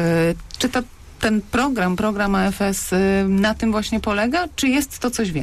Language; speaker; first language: Polish; native; Polish